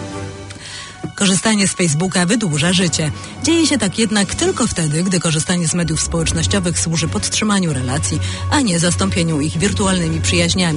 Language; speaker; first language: Polish; native; Polish